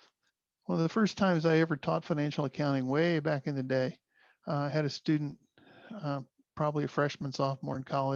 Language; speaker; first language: English; native; English